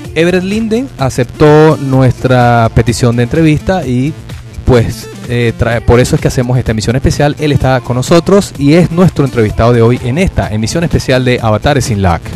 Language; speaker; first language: Spanish; native; Spanish